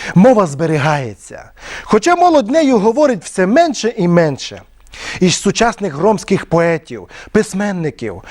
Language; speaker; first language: Ukrainian; non-native, local second language; Romany